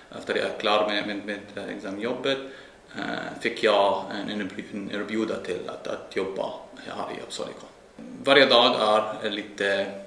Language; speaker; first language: Swedish; non-native, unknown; Arabic